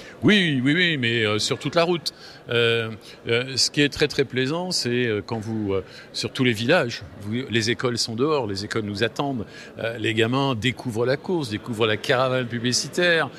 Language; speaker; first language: French; native; French